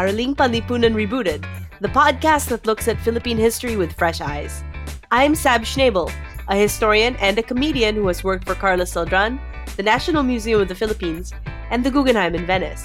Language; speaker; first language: English; non-native, local second language; Filipino